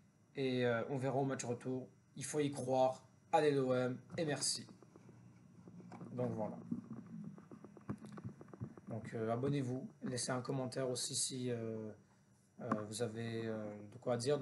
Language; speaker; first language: French; native; French